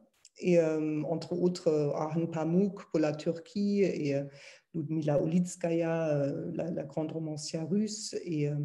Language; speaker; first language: French; non-native, fluent; German